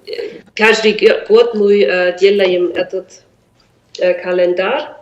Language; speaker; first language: Russian; non-native, fluent; German